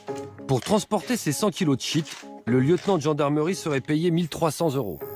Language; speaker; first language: French; native; French